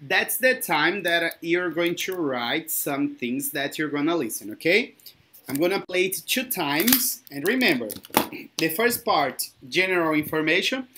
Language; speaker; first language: English; non-native, fluent; Portuguese